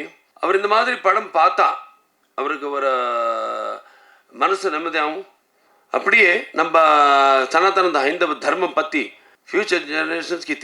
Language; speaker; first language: Tamil; non-native, local second language; Telugu